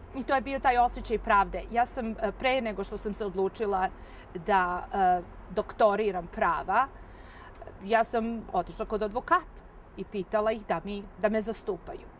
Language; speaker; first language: Serbian; native; Serbian